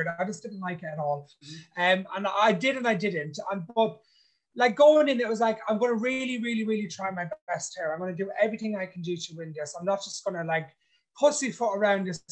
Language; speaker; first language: English; native; English